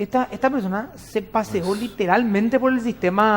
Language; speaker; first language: Spanish; native; Spanish